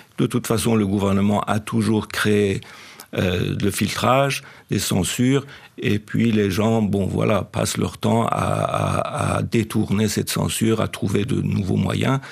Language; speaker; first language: French; non-native, fluent; Persian